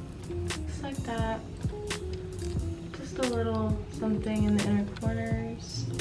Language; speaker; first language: English; native; English